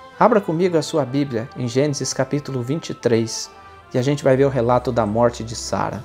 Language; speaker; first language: Portuguese; native; Portuguese